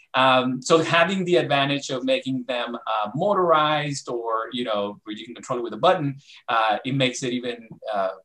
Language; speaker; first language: English; non-native, fluent; Spanish